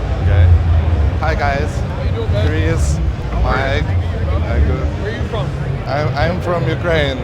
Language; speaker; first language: English; non-native, learner; Ukrainian